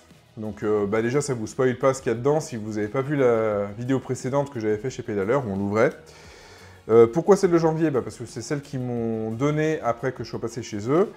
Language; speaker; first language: French; native; French